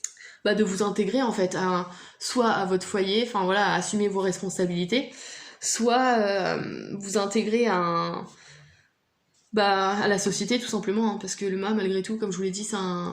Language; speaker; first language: French; native; French